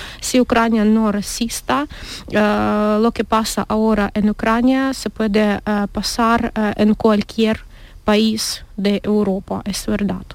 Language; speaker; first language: Spanish; non-native, learner; Ukrainian